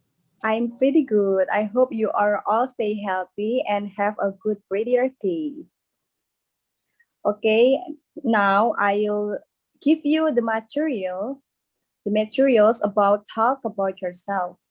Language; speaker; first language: English; non-native, learner; Indonesian